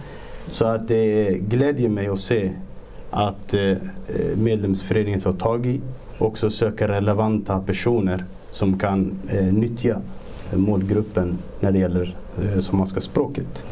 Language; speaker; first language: Swedish; early bilingual, other home language; Somali